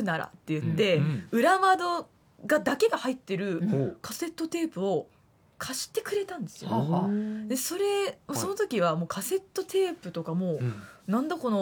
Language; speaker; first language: Japanese; native; Japanese